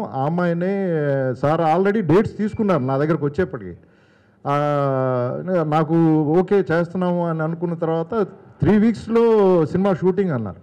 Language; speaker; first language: Telugu; native; Telugu